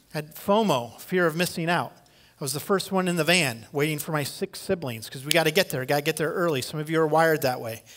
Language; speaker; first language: English; native; English